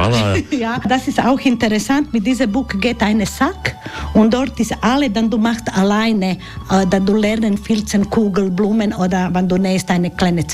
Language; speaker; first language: German; non-native, learner; Croatian